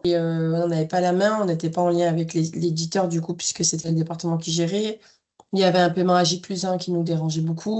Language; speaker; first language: French; native; French